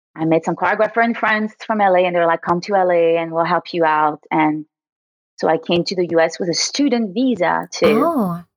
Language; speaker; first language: English; early bilingual, other home language; French